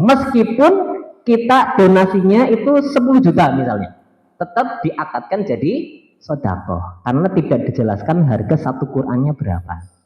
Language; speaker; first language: Indonesian; native; Indonesian